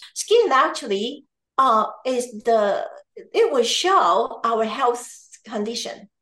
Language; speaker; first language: English; non-native, fluent; Chinese